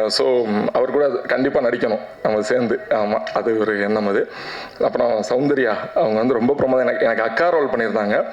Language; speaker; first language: Tamil; native; Tamil